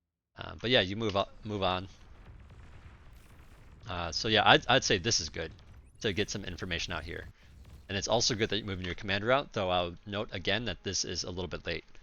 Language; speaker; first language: English; native; English